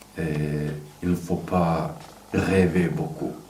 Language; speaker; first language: French; non-native, fluent; Serbian